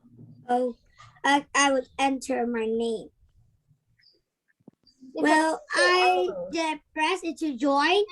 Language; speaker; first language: English; non-native, learner; Vietnamese